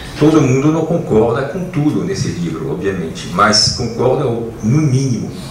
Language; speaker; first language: Portuguese; non-native, fluent; French